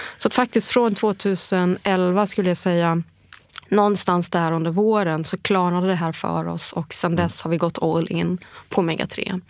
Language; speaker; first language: Swedish; early bilingual, heritage; Swedish